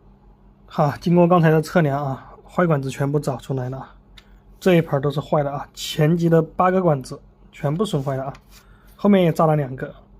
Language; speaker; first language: Chinese; native; Chinese